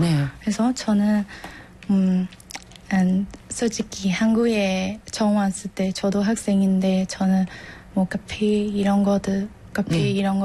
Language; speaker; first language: Korean; non-native, learner; Burmese